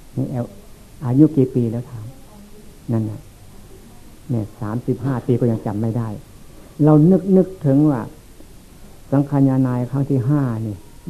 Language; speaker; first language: Thai; non-native, local second language; Lao